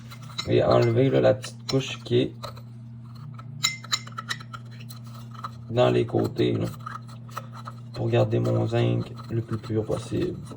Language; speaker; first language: French; native; French